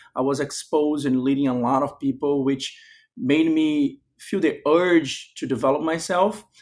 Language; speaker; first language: English; non-native, fluent; Portuguese